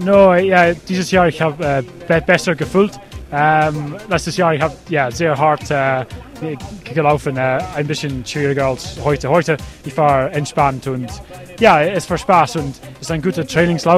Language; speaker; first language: German; non-native, learner; English